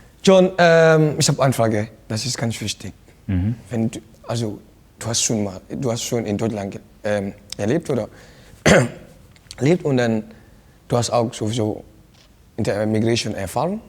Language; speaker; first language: German; non-native, learner; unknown